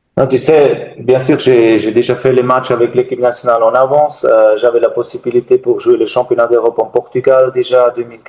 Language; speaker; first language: French; non-native, learner; German